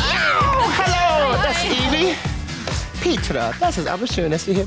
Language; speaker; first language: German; non-native, fluent; English